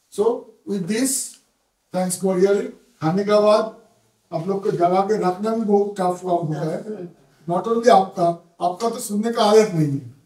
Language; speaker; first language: Hindi; non-native, local second language; Bangla